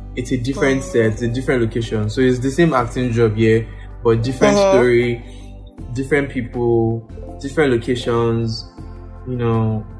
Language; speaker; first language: English; non-native, local second language; Yoruba